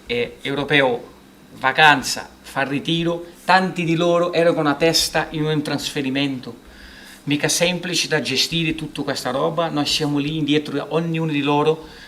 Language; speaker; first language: Italian; non-native, fluent; Portuguese